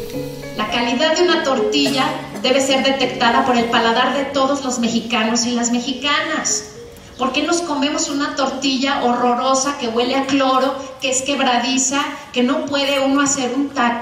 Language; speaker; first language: Spanish; native; Spanish